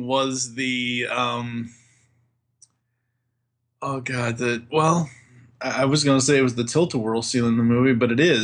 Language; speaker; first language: English; native; English